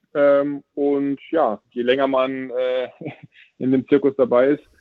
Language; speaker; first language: German; native; German